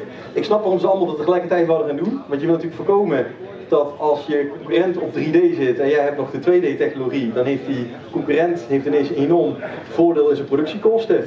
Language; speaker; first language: Dutch; native; Dutch